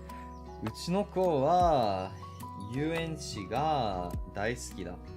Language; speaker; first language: Japanese; non-native, learner; English